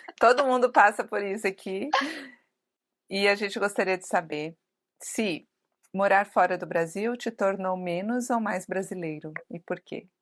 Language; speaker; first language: Portuguese; native; Portuguese